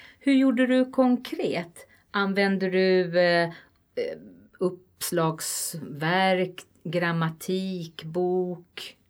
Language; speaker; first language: Swedish; native; Swedish